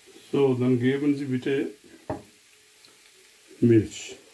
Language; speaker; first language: German; non-native, learner; Urdu